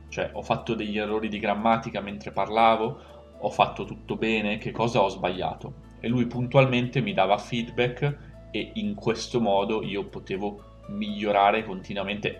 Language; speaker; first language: Italian; native; Italian